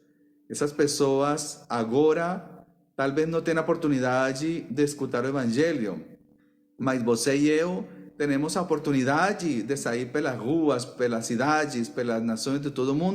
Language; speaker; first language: Portuguese; non-native, fluent; Spanish